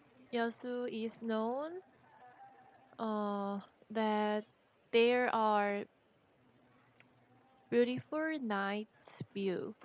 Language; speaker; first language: English; non-native, learner; Korean